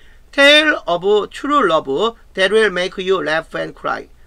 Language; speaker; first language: English; non-native, fluent; Korean